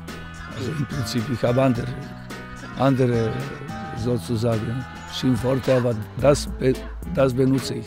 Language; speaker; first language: German; non-native, fluent; Serbian